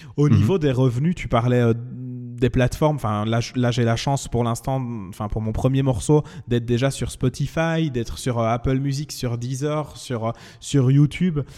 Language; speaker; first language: French; native; French